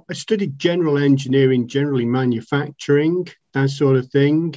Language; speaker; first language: English; native; English